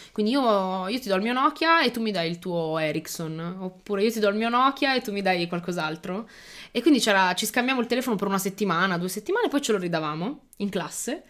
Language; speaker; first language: Italian; early bilingual, other home language; Albanian